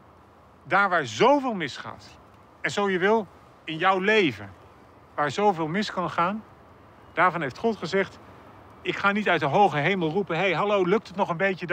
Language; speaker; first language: Dutch; native; Dutch